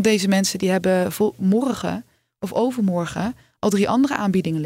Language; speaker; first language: Dutch; native; Dutch